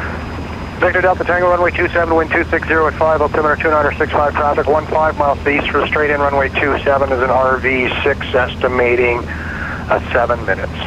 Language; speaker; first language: English; native; English